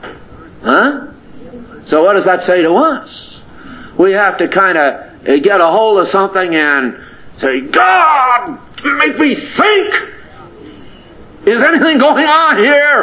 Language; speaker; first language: English; native; English